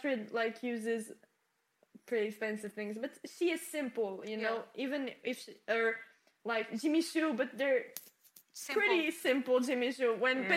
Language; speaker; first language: English; non-native, fluent; French